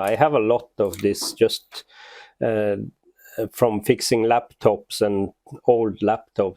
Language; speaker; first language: English; non-native, fluent; Norwegian